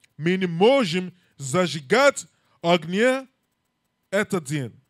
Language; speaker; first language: Russian; non-native, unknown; English